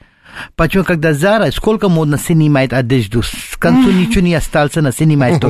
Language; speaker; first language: Russian; non-native, learner; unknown